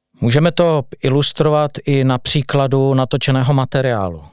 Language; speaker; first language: Czech; native; Czech